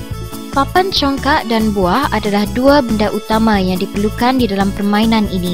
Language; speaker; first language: Malay; native; Malay